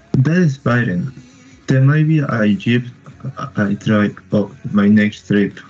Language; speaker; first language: English; non-native, learner; Spanish